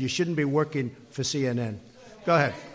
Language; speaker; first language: English; native; English